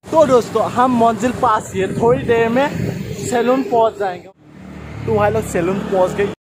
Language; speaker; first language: Hindi; non-native, local second language; Assamese